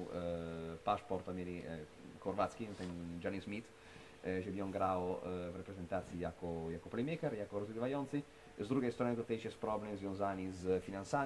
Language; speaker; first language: Polish; non-native, fluent; Italian